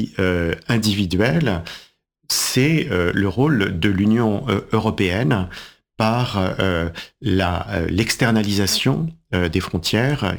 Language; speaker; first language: French; native; French